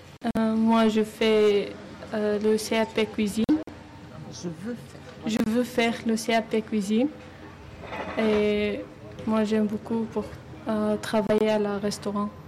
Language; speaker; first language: French; non-native, learner; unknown